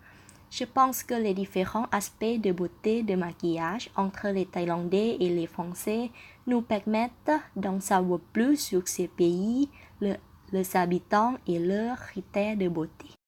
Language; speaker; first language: French; non-native, fluent; Thai